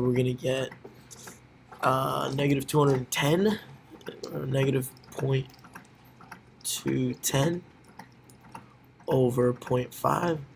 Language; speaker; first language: English; native; English